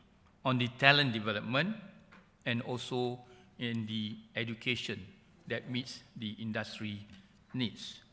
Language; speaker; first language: English; non-native, local second language; Malay